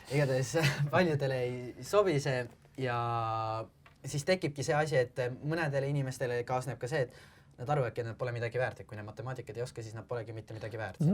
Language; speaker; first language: Estonian; native; Estonian